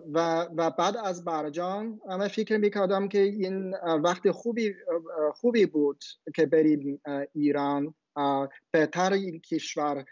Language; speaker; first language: Persian; non-native, fluent; Chinese